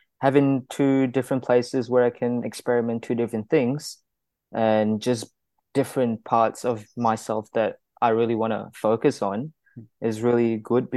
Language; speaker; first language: English; non-native, local second language; Malay